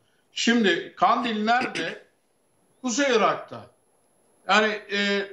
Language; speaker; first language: Turkish; native; Turkish